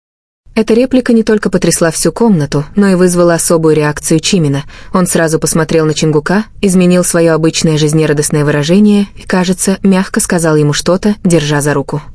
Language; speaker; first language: Russian; native; Russian